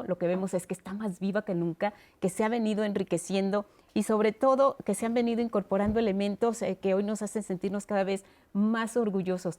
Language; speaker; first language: Spanish; native; Spanish